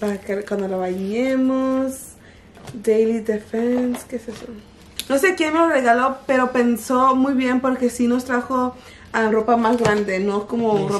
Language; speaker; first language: Spanish; early bilingual, heritage; Spanish